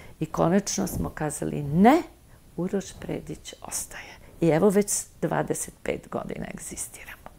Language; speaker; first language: Serbian; native; Serbian